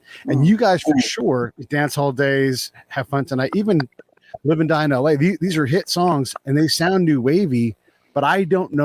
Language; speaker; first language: English; native; English